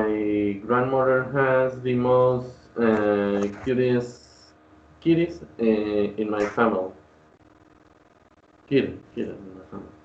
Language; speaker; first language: English; non-native, learner; Spanish